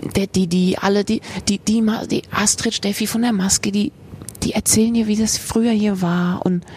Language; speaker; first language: German; native; German